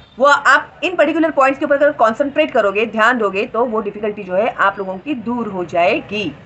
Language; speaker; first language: Hindi; non-native, local second language; Marathi